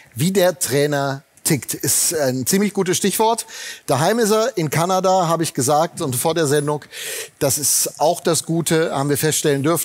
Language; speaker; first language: German; native; German